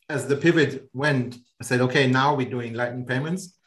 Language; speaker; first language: English; non-native, fluent; German